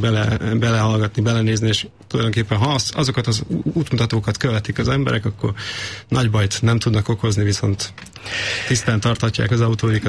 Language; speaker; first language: Hungarian; native; Hungarian